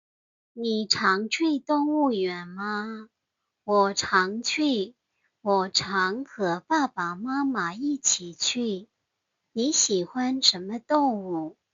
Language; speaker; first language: Chinese; non-native, fluent; Burmese